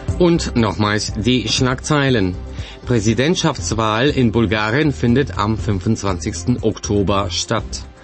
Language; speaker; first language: German; non-native, fluent; Bulgarian